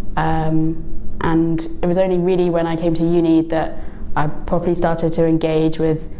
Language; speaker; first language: English; native; English